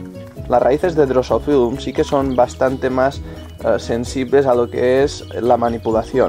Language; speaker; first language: Spanish; native; Spanish